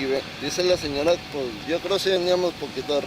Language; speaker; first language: Spanish; native; Spanish